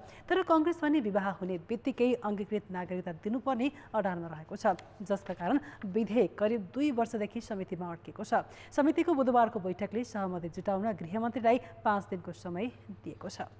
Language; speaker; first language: Nepali; native; Nepali